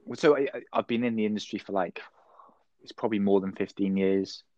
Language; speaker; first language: English; native; English